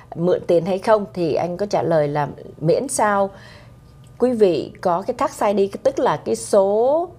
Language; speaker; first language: Vietnamese; native; Vietnamese